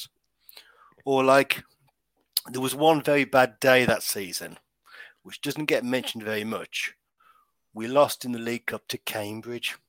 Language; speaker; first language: English; native; English